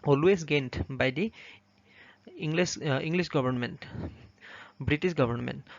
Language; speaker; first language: English; non-native, local second language; Assamese